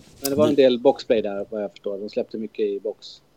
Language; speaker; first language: Swedish; native; Swedish